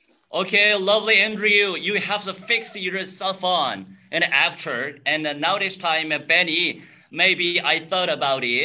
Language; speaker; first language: English; non-native, learner; Korean